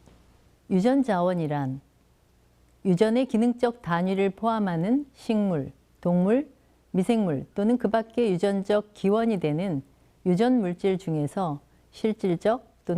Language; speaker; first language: Korean; native; Korean